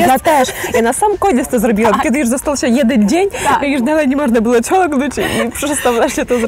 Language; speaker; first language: Polish; non-native, fluent; Ukrainian